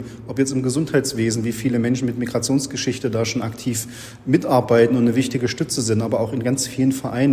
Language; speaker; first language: German; native; German